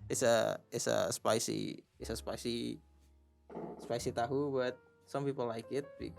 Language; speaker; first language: English; non-native, learner; Indonesian